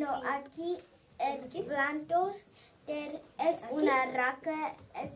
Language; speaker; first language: Spanish; non-native, learner; English